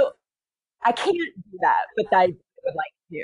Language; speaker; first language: English; native; English